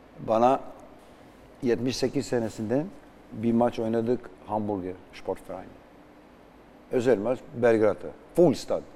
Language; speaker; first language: Turkish; non-native, fluent; Albanian